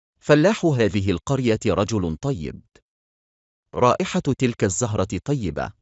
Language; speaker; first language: Arabic; non-native, fluent; Bangla